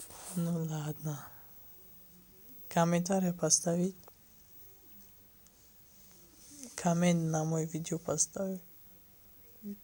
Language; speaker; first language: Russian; non-native, learner; Tajik